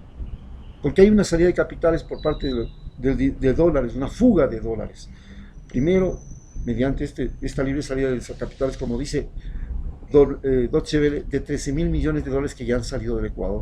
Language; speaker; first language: Spanish; native; Spanish